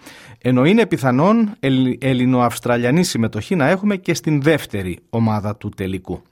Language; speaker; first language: Greek; native; Greek